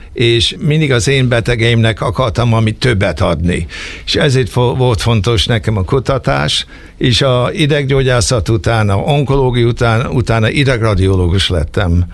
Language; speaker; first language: Hungarian; early bilingual, heritage; Hungarian